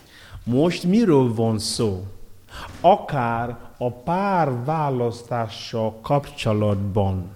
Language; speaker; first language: Hungarian; non-native, learner; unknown